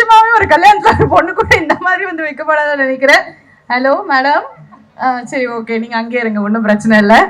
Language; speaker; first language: Tamil; native; Tamil